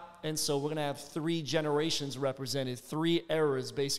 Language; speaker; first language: English; native; English